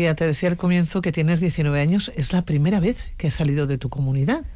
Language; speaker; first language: Spanish; native; Spanish